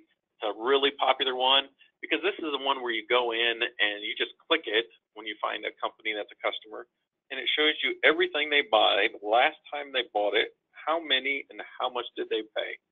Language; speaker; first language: English; native; English